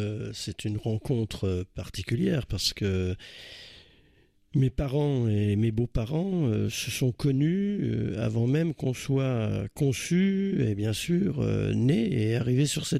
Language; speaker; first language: French; native; French